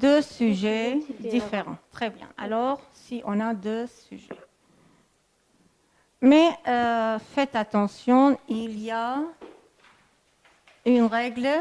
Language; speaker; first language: French; non-native, fluent; Arabic